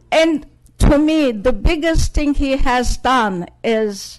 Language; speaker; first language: English; non-native, fluent; Turkish